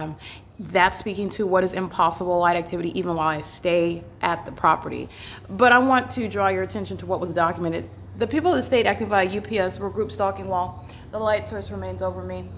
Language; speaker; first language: English; native; English